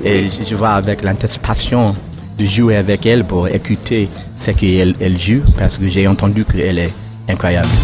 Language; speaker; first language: French; non-native, learner; English